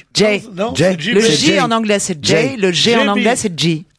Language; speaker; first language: French; native; French